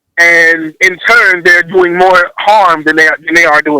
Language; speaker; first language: English; native; English